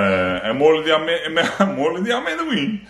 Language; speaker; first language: Portuguese; non-native, learner; Dutch